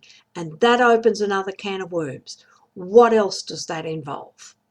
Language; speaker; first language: English; native; English